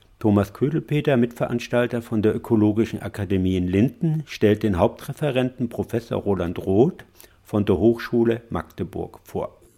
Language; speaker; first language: German; native; German